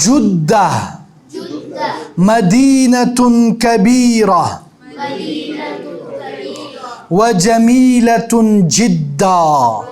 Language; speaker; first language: Arabic; non-native, fluent; Urdu